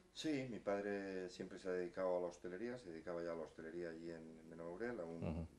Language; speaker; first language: Spanish; native; Spanish